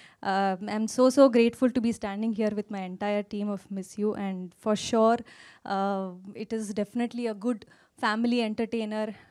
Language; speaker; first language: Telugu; non-native, fluent; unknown